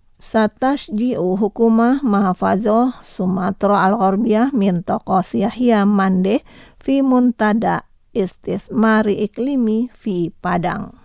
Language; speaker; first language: Arabic; non-native, fluent; Indonesian